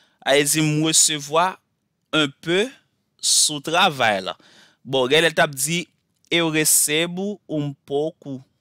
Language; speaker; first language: Portuguese; non-native, fluent; Haitian Creole